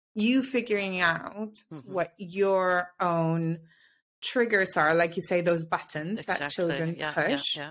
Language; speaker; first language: English; non-native, fluent; Spanish